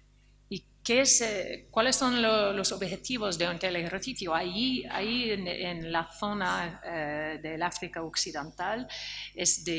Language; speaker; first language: Spanish; non-native, fluent; English